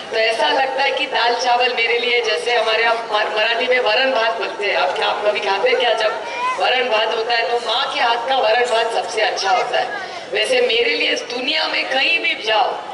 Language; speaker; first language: Hindi; non-native, local second language; Marathi